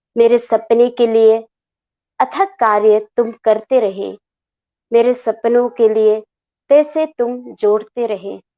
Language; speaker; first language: Hindi; non-native, local second language; Khasi